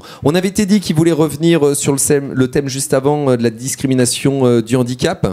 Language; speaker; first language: French; native; French